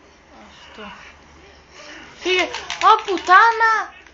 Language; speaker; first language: Greek; native; Greek